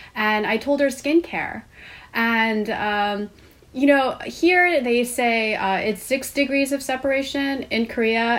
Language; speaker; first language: English; non-native, fluent; Korean